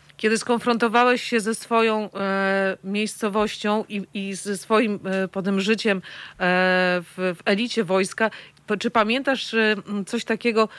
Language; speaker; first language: Polish; native; Polish